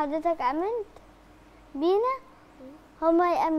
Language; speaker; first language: Arabic; native; Arabic